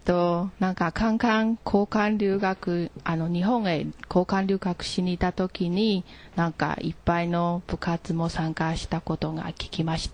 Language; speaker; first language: Japanese; non-native, learner; Chinese